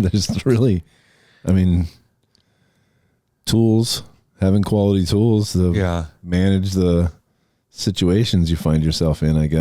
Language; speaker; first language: English; native; English